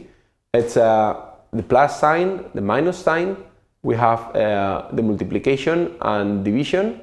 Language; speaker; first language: English; non-native, fluent; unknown